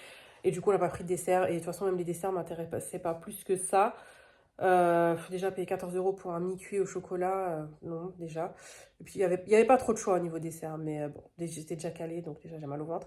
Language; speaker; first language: French; native; French